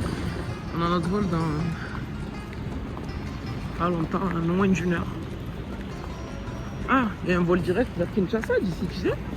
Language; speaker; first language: French; native; French